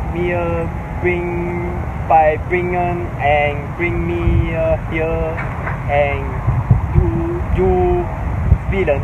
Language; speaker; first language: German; non-native, learner; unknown